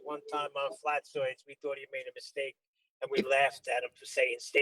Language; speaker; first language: English; native; English